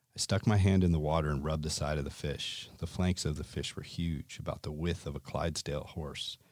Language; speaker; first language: English; native; English